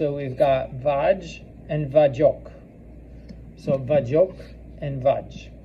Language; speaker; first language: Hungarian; non-native, learner; English